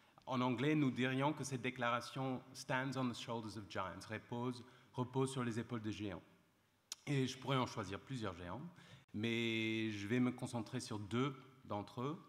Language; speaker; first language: French; non-native, fluent; English